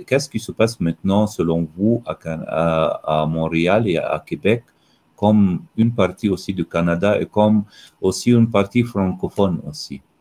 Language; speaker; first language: French; non-native, fluent; Arabic